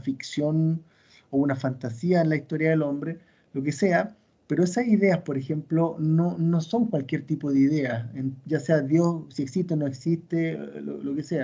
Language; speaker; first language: Spanish; native; Spanish